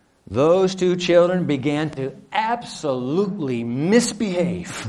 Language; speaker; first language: English; early bilingual, other home language; Japanese